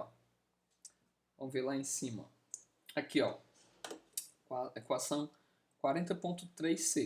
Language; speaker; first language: Portuguese; native; Portuguese